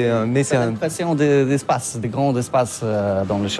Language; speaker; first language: French; non-native, learner; Polish